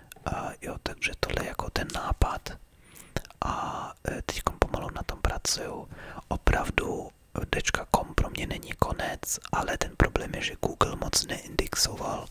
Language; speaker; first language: Czech; early bilingual, heritage; Czech